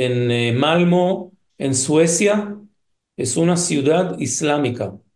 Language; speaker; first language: Spanish; non-native, fluent; Hebrew